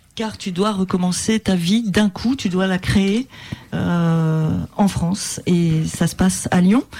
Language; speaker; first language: French; native; French